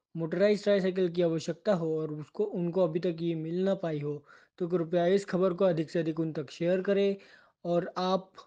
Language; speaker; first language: Hindi; native; Hindi